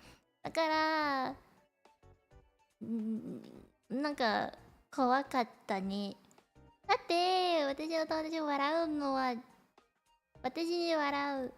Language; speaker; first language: Japanese; non-native, learner; Cantonese